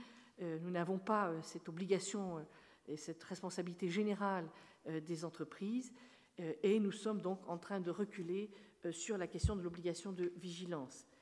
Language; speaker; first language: French; native; French